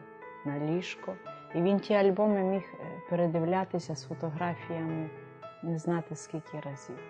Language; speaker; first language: Ukrainian; native; Ukrainian